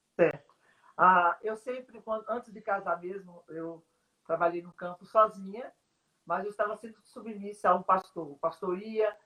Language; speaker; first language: Portuguese; native; Portuguese